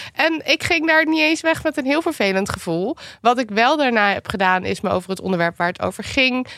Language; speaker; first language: Dutch; native; Dutch